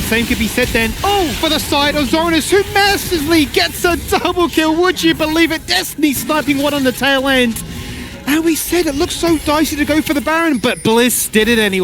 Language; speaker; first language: English; native; English